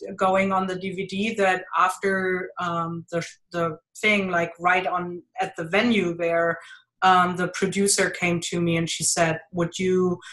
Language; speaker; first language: English; non-native, fluent; German